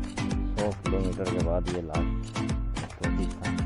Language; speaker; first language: Hindi; native; Hindi